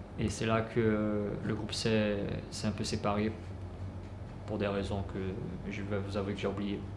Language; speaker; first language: French; early bilingual, other home language; Portuguese